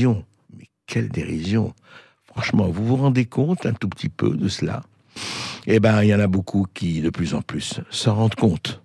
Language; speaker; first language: French; native; French